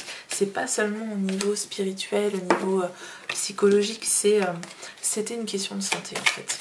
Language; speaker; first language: French; native; French